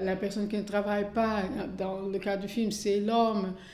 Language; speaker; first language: French; non-native, fluent; Portuguese